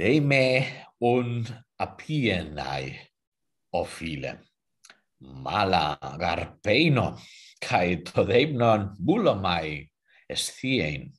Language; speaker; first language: Greek; non-native, learner; German